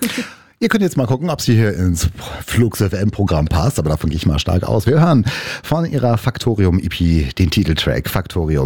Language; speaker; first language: German; native; German